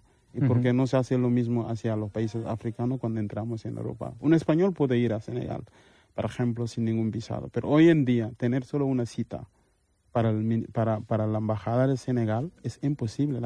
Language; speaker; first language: Spanish; non-native, fluent; Mandingo